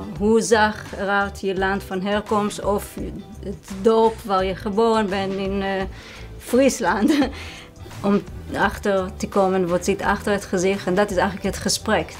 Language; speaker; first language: Dutch; non-native, fluent; Hebrew